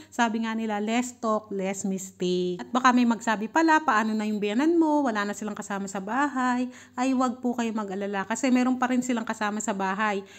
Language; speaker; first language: Filipino; native; Filipino